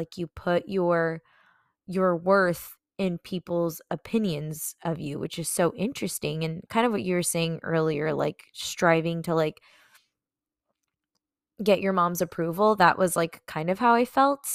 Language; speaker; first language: English; native; English